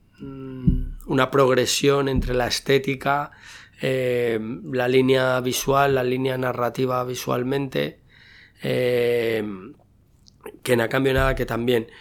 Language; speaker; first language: Spanish; native; Spanish